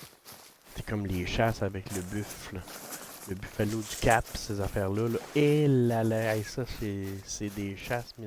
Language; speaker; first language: French; native; French